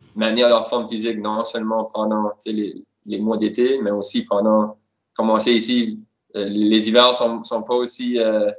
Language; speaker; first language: French; native; French